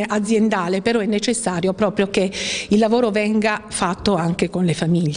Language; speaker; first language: Italian; native; Italian